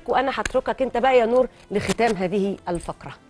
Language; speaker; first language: Arabic; native; Arabic